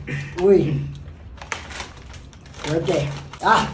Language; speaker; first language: Spanish; non-native, learner; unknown